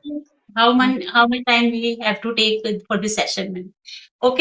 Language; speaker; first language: English; non-native, local second language; Hindi